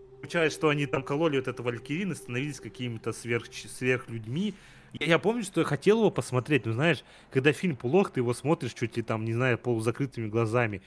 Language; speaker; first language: Russian; native; Russian